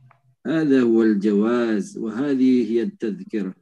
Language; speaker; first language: Arabic; non-native, learner; Indonesian